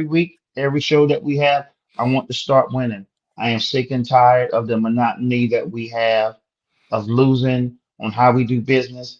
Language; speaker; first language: English; native; English